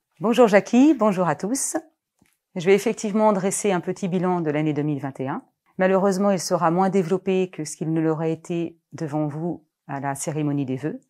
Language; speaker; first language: French; native; French